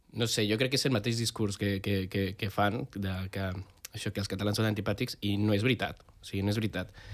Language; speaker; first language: Catalan; non-native, fluent; Spanish